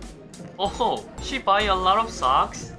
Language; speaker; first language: English; non-native, learner; Korean